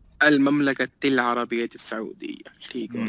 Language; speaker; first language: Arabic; non-native, learner; Urdu